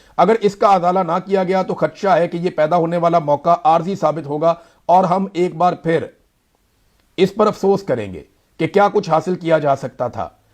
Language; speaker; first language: Urdu; native; Urdu